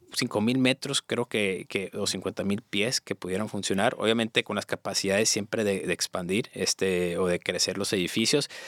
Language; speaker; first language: Spanish; native; Spanish